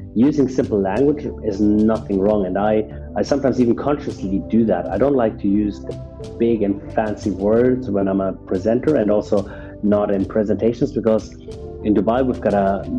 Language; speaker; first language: English; non-native, fluent; German